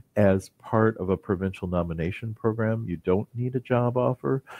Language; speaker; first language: English; native; English